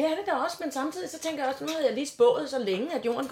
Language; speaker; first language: Danish; native; Danish